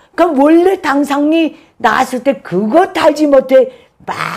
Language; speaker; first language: Korean; native; Korean